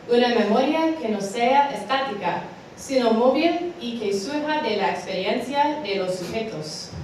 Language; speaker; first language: Spanish; non-native, fluent; English